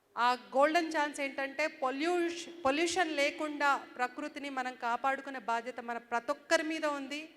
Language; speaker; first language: Telugu; native; Telugu